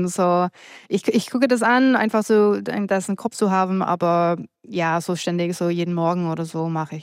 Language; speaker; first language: German; non-native, fluent; English